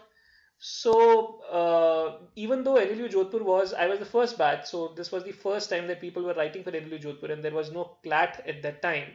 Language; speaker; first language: English; non-native, local second language; Hindi